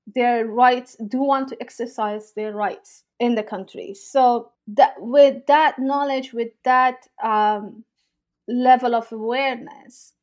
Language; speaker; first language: English; non-native, fluent; Persian